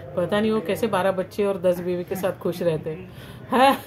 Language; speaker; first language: Hindi; non-native, local second language; Marathi